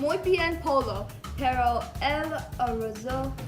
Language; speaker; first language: Spanish; non-native, learner; English